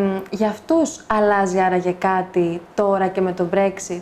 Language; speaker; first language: Greek; native; Greek